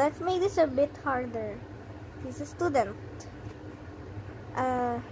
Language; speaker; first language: English; non-native, local second language; Filipino